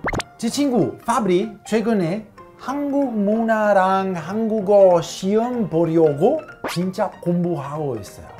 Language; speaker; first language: Korean; non-native, learner; Italian